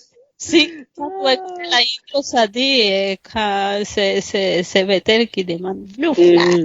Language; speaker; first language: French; non-native, fluent; Spanish